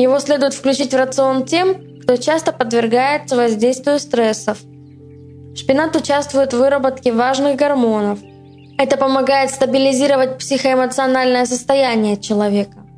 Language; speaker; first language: Russian; native; Russian